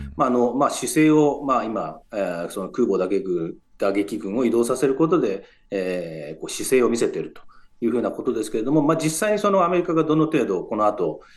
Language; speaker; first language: Japanese; native; Japanese